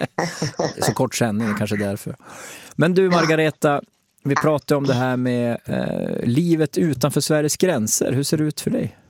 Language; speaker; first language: Swedish; native; Swedish